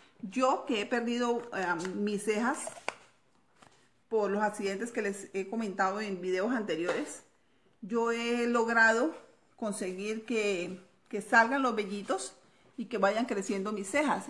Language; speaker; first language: Spanish; native; Spanish